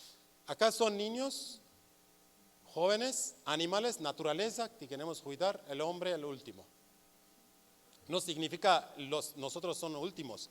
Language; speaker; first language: Spanish; non-native, learner; Kurdish